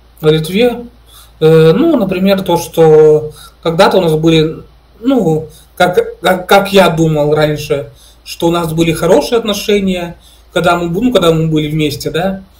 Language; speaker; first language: Russian; native; Russian